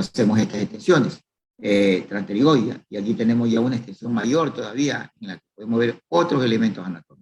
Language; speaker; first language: Spanish; native; Spanish